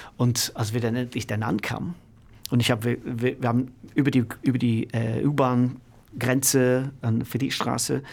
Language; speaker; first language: German; non-native, fluent; English